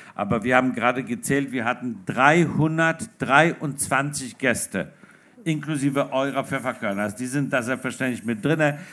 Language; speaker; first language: German; non-native, fluent; Polish